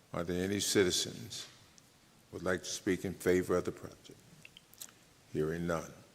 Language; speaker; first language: English; native; English